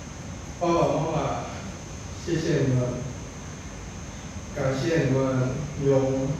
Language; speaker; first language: Chinese; non-native, learner; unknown